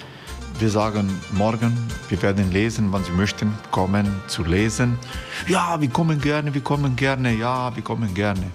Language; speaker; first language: German; non-native, fluent; Croatian